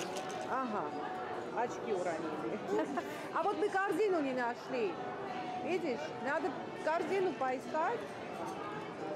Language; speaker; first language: Russian; native; Russian